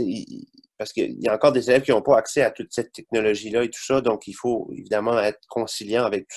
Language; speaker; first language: French; native; French